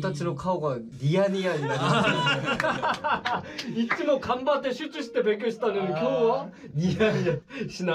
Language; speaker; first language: Japanese; non-native, learner; Korean